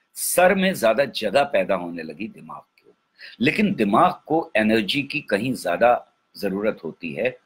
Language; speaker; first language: Hindi; native; Hindi